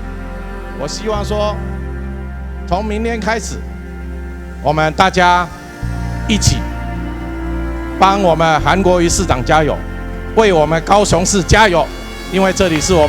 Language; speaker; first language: Chinese; native; Chinese